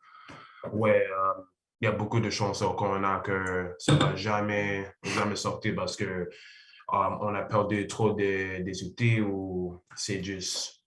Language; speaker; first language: French; non-native, learner; English